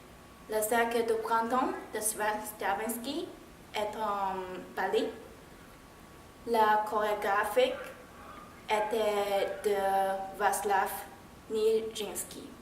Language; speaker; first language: French; non-native, learner; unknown